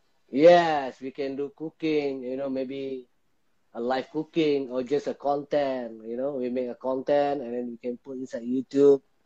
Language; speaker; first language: English; non-native, local second language; Malay